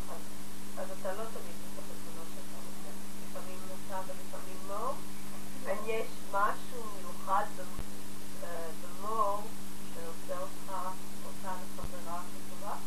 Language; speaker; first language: Hebrew; native; Hebrew